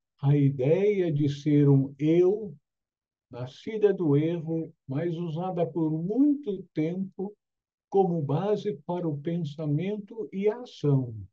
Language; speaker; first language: Portuguese; native; Portuguese